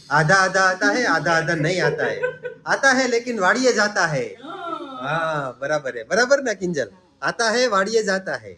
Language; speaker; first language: Hindi; non-native, local second language; Gujarati